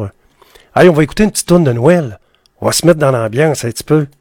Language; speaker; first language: French; native; French